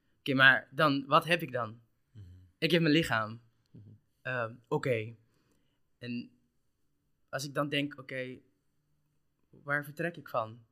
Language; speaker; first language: Dutch; non-native, local second language; Papiamento